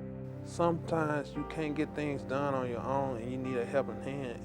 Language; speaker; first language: English; native; English